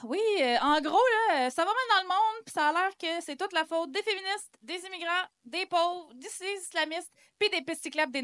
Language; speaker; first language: French; native; French